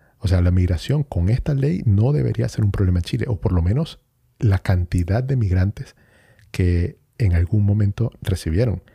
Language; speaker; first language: Spanish; native; Spanish